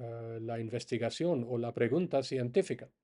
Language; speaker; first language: Spanish; non-native, fluent; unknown